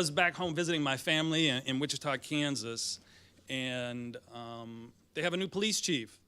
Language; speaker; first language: English; native; English